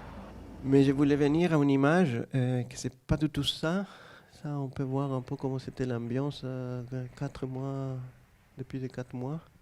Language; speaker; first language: French; non-native, fluent; Spanish